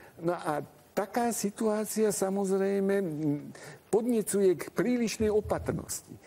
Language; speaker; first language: Slovak; non-native, local second language; Hungarian